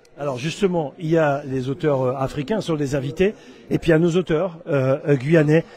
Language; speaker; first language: French; native; French